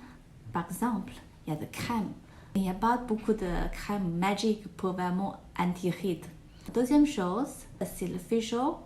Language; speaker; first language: French; non-native, learner; Chinese